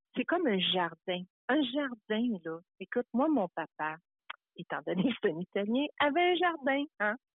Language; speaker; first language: French; early bilingual, other home language; Italian